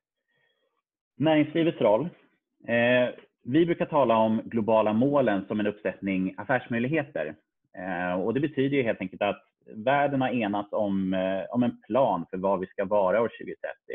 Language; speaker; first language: Swedish; native; Swedish